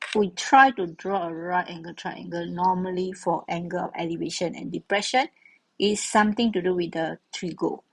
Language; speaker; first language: English; non-native, local second language; Malay